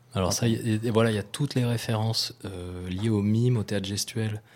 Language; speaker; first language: French; native; French